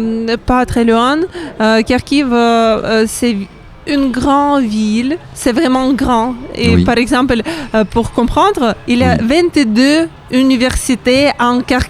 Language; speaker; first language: French; non-native, learner; Ukrainian